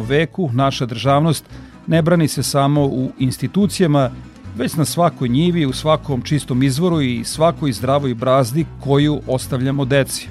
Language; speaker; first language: Serbian; native; Serbian